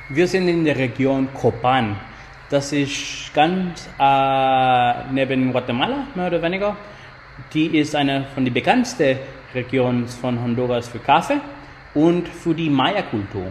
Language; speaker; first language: German; non-native, fluent; Spanish